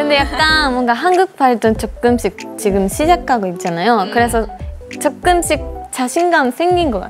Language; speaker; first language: Korean; non-native, fluent; Japanese